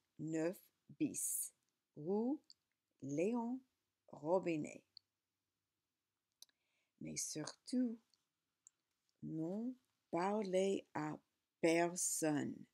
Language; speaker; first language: French; non-native, learner; English